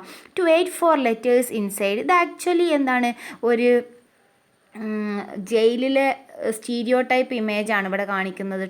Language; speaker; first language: Malayalam; native; Malayalam